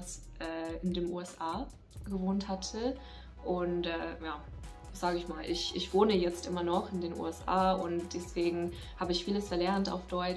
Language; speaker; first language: German; non-native, fluent; English